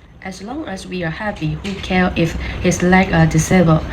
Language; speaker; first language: English; non-native, learner; Burmese